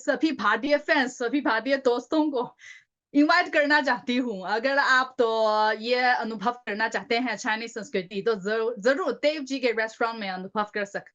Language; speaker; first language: Hindi; non-native, learner; Chinese